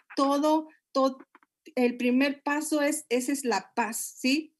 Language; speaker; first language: Spanish; native; Spanish